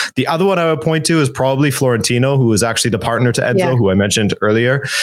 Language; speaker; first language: English; native; English